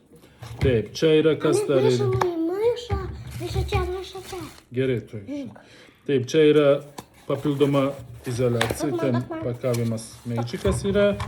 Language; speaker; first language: Lithuanian; non-native, learner; Turkish